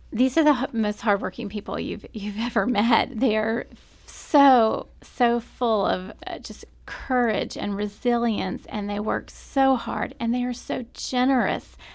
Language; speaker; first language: English; native; English